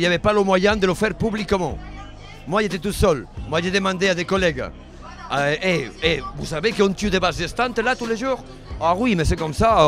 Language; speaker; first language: French; non-native, fluent; Spanish